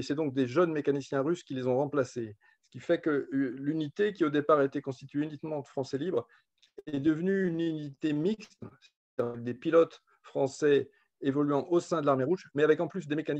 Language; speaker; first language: French; native; French